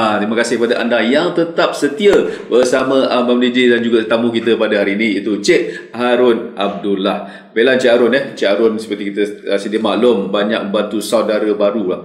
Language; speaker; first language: Malay; native; Malay